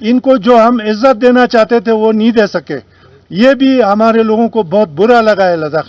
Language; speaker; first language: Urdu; non-native, local second language; Ladakhi